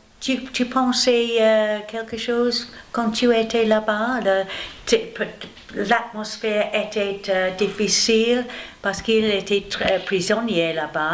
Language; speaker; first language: French; non-native, learner; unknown